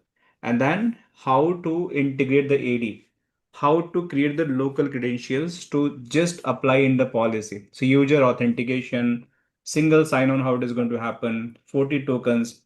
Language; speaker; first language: English; non-native, local second language; Hindi